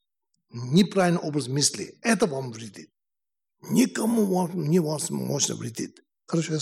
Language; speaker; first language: Russian; non-native, learner; Tibetan